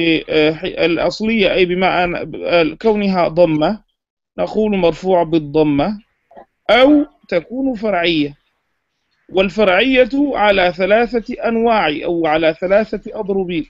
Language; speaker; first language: Arabic; non-native, fluent; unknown